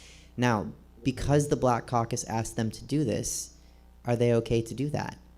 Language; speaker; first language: English; native; English